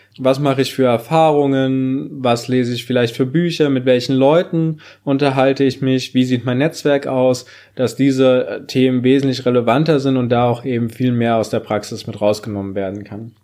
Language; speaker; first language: German; native; German